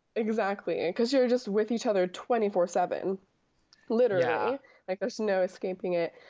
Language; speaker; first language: English; native; English